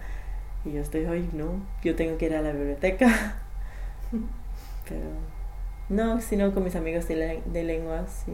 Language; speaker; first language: Spanish; non-native, learner; English